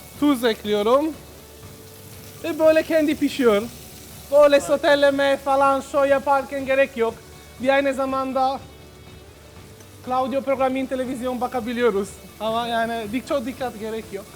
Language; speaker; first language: Turkish; non-native, learner; Italian